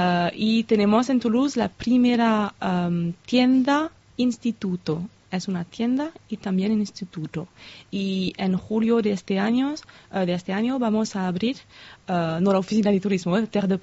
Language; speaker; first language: Spanish; non-native, fluent; French